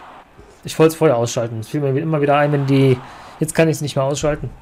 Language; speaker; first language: German; native; German